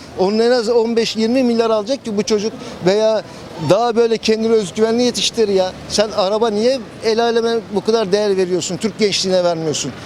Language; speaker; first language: Turkish; native; Turkish